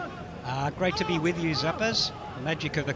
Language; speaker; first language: English; native; English